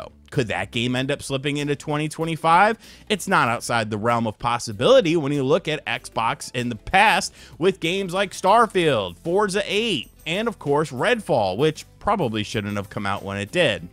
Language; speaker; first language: English; native; English